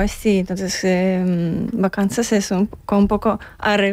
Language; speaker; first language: Spanish; non-native, learner; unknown